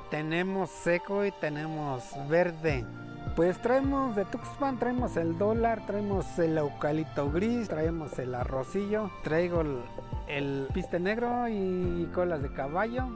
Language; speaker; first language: Spanish; native; Spanish